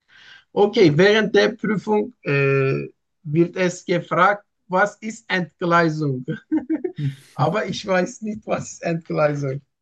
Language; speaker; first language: German; non-native, learner; Turkish